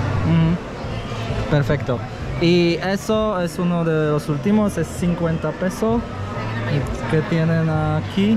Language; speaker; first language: Spanish; non-native, learner; Polish